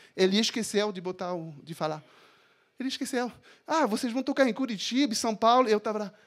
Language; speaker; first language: Portuguese; non-native, fluent; French